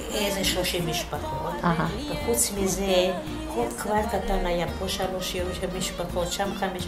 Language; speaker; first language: Hebrew; non-native, fluent; Yiddish